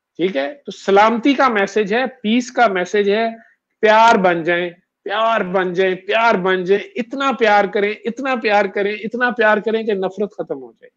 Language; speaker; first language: Urdu; non-native, local second language; Punjabi